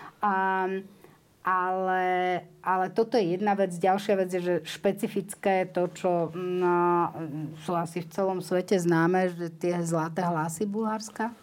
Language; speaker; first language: Slovak; native; Slovak